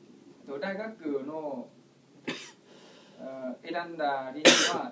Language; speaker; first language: Japanese; non-native, learner; Vietnamese